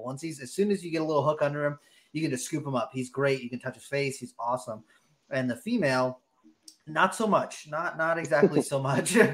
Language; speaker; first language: English; native; English